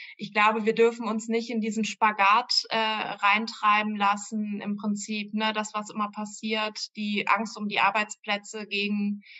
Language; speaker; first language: German; native; German